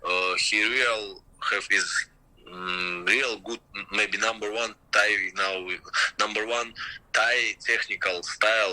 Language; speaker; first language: English; non-native, learner; Russian